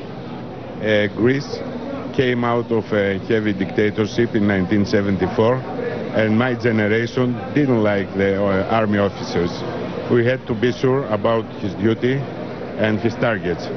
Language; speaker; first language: English; non-native, fluent; Greek